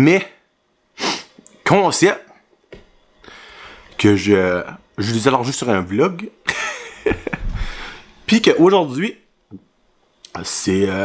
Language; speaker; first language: French; native; French